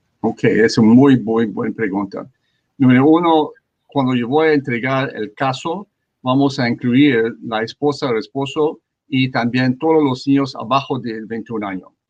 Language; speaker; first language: Spanish; non-native, learner; French